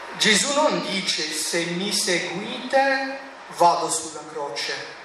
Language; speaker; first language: Italian; non-native, fluent; English